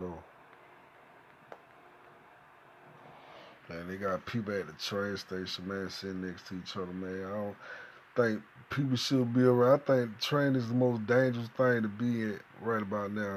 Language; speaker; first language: English; native; English